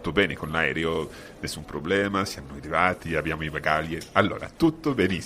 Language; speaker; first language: Italian; non-native, fluent; English